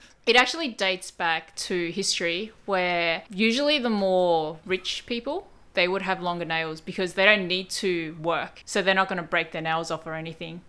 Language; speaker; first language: English; early bilingual, other home language; Cantonese